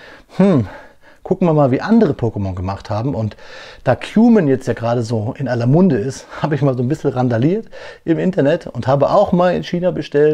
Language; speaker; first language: German; native; German